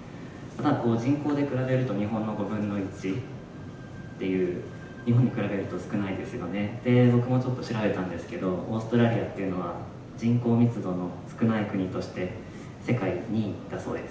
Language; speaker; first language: Japanese; native; Japanese